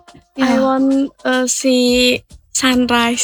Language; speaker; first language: English; non-native, learner; Indonesian